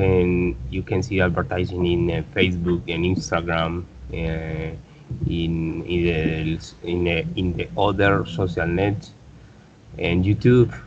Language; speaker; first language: English; non-native, learner; Spanish